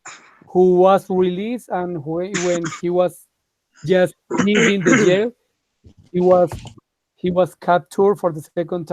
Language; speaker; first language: English; non-native, fluent; Spanish